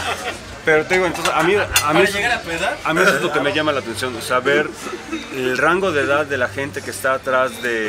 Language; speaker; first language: Spanish; native; Spanish